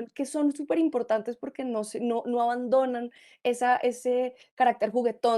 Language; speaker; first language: Spanish; native; Spanish